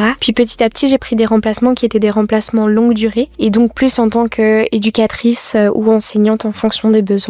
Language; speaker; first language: French; native; French